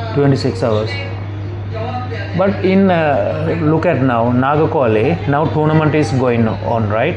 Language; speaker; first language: English; non-native, fluent; Sinhala